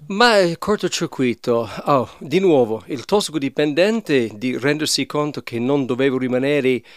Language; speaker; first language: Italian; non-native, fluent; English